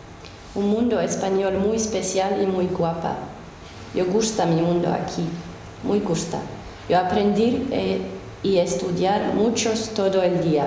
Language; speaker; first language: Spanish; non-native, learner; Finnish